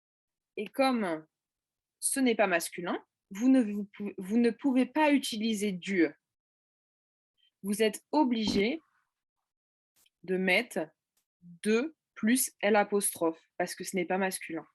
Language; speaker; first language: French; native; French